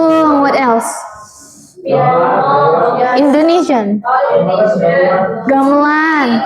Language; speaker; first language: English; non-native, fluent; Indonesian